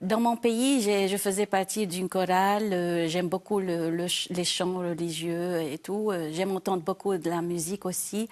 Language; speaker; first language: French; non-native, fluent; Arabic